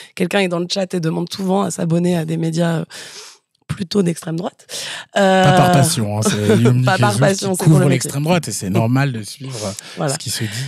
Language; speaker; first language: French; native; French